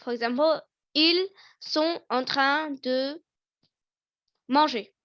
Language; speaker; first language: French; non-native, fluent; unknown